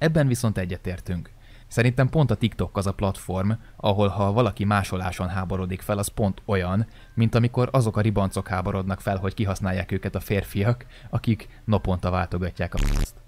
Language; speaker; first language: Hungarian; native; Hungarian